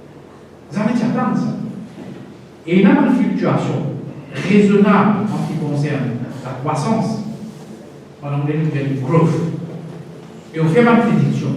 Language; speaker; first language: French; non-native, local second language; Morisyen